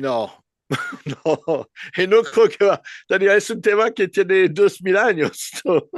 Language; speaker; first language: Spanish; non-native, learner; French